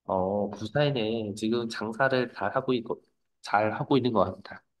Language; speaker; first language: Korean; non-native, fluent; Vietnamese